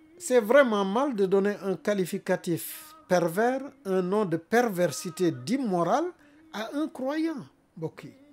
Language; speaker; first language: French; non-native, local second language; Wolof